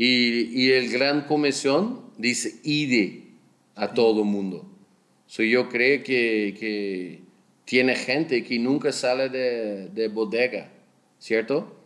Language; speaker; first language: Spanish; non-native, learner; Dutch